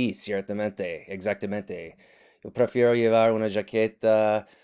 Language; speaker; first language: Spanish; non-native, fluent; English